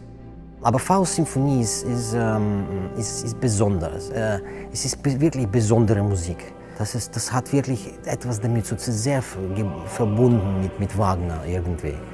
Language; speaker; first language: German; non-native, fluent; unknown